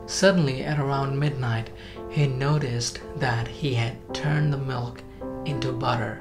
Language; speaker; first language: English; non-native, local second language; Bangla